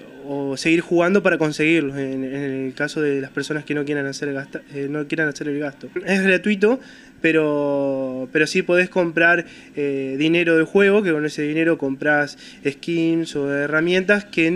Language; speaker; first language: Spanish; native; Spanish